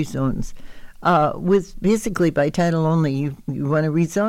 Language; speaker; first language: English; native; English